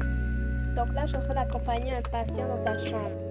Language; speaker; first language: French; native; French